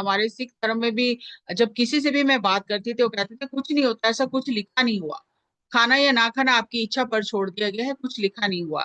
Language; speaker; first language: Hindi; native; Hindi